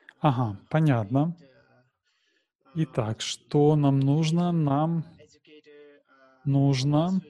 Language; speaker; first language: Russian; non-native, learner; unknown